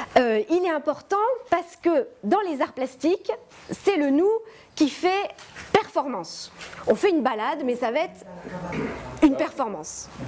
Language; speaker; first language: French; native; French